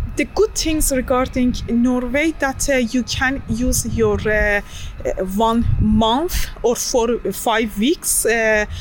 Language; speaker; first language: English; non-native, learner; Persian